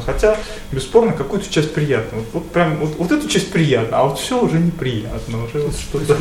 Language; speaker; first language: Russian; native; Russian